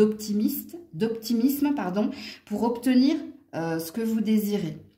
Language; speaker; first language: French; native; French